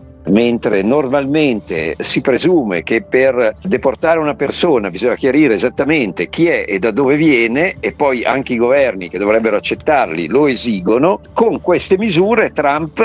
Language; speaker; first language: Italian; native; Italian